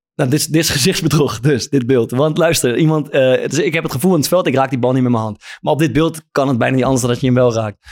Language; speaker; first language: Dutch; native; Dutch